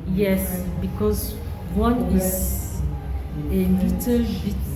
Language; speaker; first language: English; non-native, learner; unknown